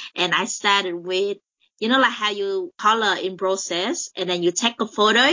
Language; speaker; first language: English; non-native, fluent; Vietnamese